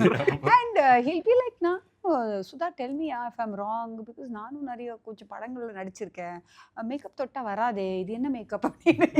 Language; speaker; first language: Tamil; native; Tamil